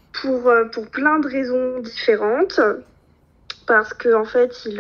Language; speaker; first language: French; native; French